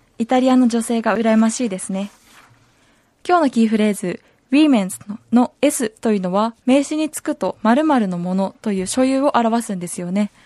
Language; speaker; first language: Japanese; native; Japanese